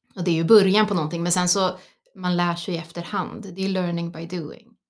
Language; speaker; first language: Swedish; early bilingual, other home language; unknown